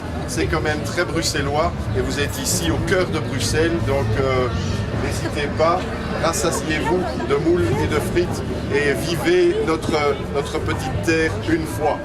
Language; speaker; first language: French; native; French